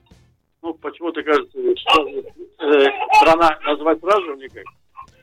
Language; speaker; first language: Russian; non-native, learner; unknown